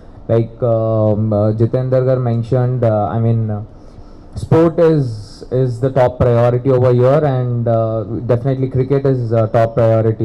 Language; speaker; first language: English; non-native, local second language; Telugu